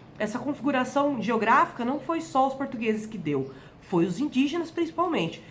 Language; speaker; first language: Portuguese; native; Portuguese